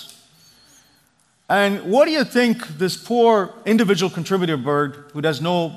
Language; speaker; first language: English; non-native, local second language; Malayalam